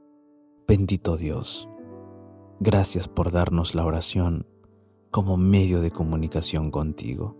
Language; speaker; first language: Spanish; native; Spanish